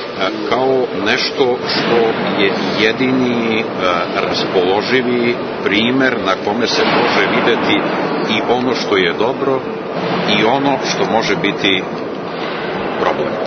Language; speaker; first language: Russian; non-native, learner; Serbian